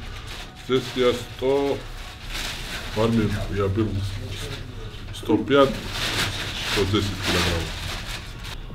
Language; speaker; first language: Russian; non-native, fluent; Georgian